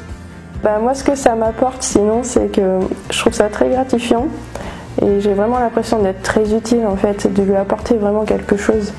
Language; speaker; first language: French; native; French